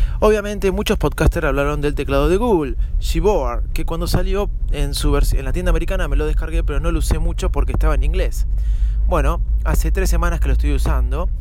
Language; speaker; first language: Spanish; native; Spanish